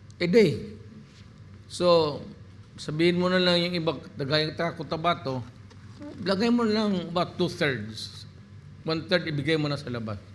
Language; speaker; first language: Filipino; non-native, local second language; Cebuano